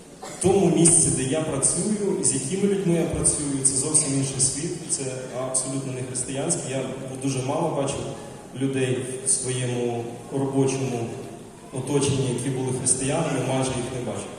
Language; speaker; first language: Ukrainian; non-native, local second language; Russian